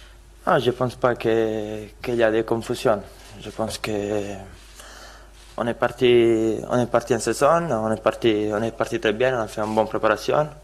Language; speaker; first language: French; non-native, fluent; Italian